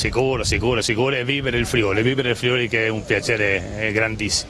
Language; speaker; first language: Italian; non-native, fluent; Spanish